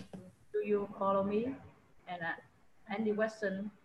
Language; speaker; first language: English; non-native, learner; Vietnamese